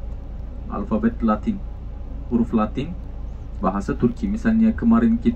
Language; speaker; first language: Indonesian; non-native, fluent; Turkish